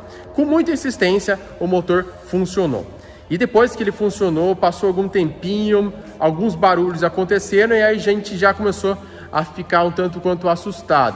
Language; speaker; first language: Portuguese; native; Portuguese